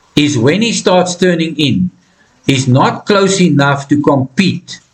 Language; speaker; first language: English; non-native, local second language; Afrikaans